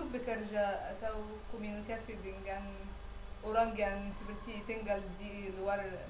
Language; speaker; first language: Indonesian; non-native, learner; Arabic